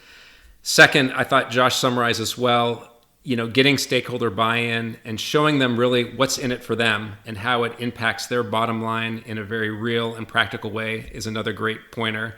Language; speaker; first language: English; native; English